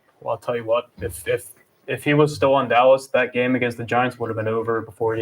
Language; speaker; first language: English; native; English